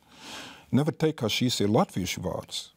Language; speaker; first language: Latvian; non-native, fluent; English